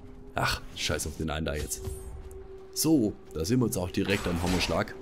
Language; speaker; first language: German; native; German